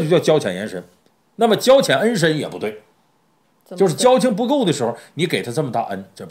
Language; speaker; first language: Chinese; native; Chinese